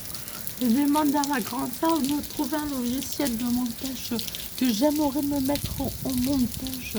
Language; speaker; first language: French; native; French